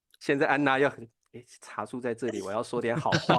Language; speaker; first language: Chinese; native; Chinese